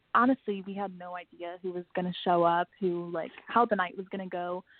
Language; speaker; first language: English; native; English